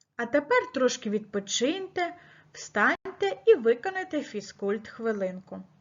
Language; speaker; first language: Ukrainian; native; Ukrainian